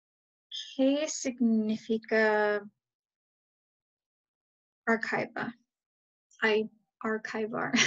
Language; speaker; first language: Spanish; non-native, learner; English